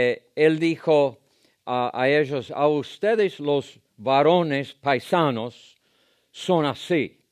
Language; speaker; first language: Spanish; non-native, fluent; English